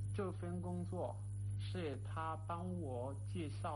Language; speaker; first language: Chinese; non-native, learner; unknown